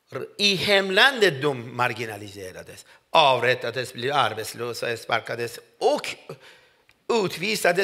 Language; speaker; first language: Swedish; non-native, fluent; Persian